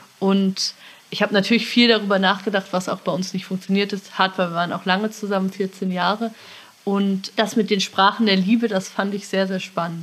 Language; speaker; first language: German; native; German